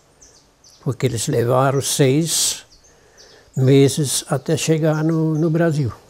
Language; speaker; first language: Portuguese; non-native, local second language; German